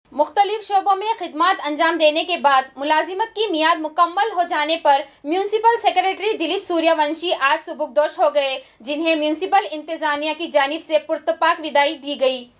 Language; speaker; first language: Urdu; native; Urdu